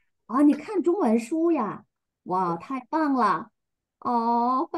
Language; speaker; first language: Chinese; non-native, fluent; Vietnamese